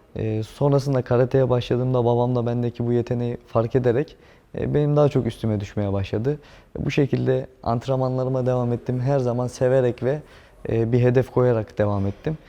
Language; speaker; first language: Turkish; native; Turkish